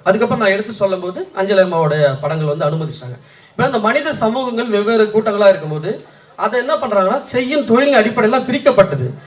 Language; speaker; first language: Tamil; native; Tamil